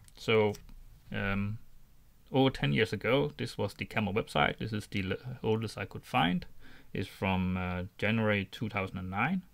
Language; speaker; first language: English; non-native, fluent; Danish